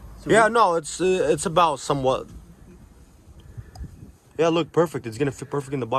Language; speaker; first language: English; native; English